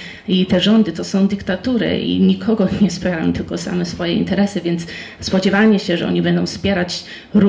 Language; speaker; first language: Polish; non-native, fluent; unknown